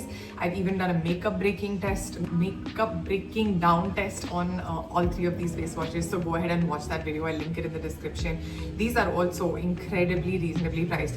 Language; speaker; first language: English; native; English